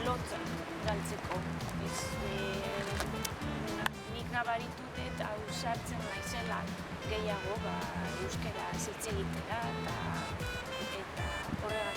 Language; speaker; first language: Basque; non-native, fluent; Spanish